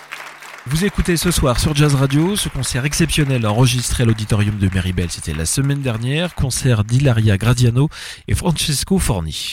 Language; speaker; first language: French; native; French